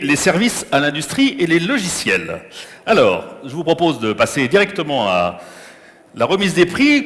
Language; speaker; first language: French; native; French